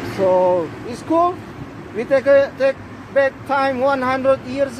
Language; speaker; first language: English; non-native, learner; Indonesian